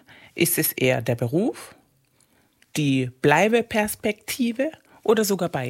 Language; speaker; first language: German; non-native, fluent; Spanish